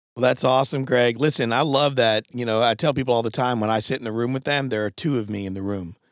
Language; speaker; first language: English; native; English